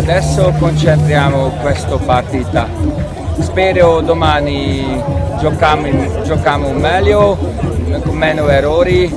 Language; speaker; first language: Italian; non-native, learner; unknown